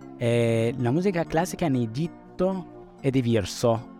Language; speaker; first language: Italian; non-native, learner; Arabic